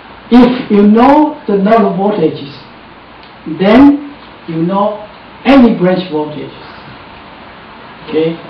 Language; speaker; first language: English; non-native, fluent; Chinese